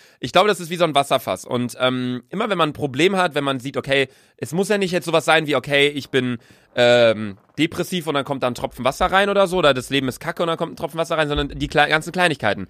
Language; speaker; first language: German; native; German